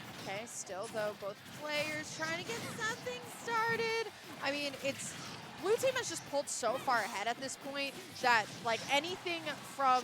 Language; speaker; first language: English; native; English